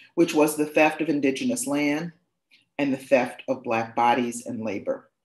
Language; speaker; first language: English; native; English